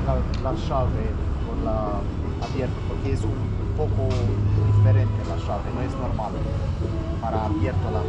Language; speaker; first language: Spanish; non-native, learner; Romanian